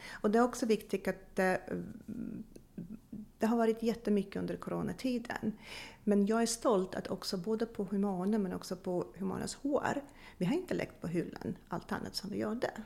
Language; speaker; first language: Swedish; non-native, fluent; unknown